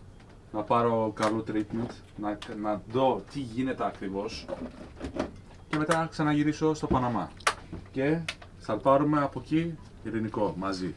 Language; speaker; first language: Greek; non-native, fluent; Turkish